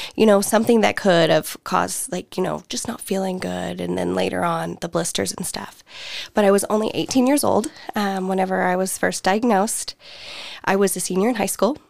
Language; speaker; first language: English; native; English